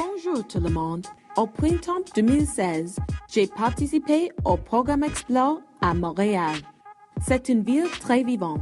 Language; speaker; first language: French; non-native, learner; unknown